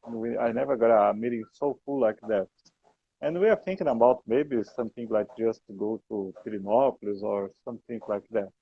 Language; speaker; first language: English; non-native, learner; Portuguese